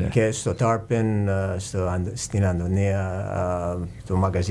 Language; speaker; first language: Greek; early bilingual, heritage; English